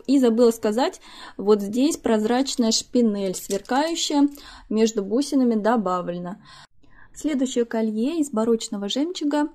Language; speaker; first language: Russian; native; Russian